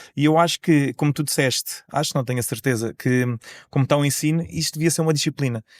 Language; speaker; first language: Portuguese; native; Portuguese